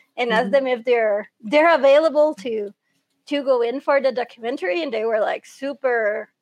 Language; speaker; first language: English; early bilingual, other home language; Spanish